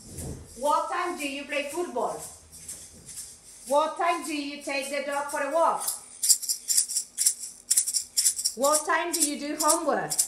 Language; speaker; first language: English; non-native, fluent; Spanish